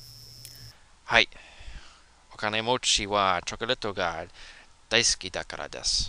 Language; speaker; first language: Japanese; non-native, learner; English